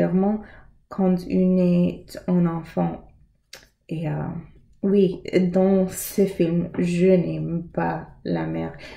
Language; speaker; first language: French; non-native, learner; English